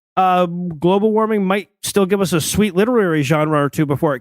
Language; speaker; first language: English; native; English